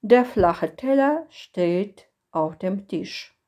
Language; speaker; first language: German; non-native, fluent; Russian